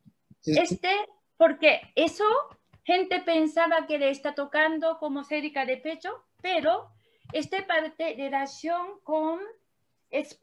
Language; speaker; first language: Spanish; non-native, learner; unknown